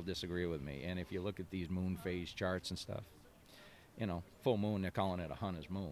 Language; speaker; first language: English; native; English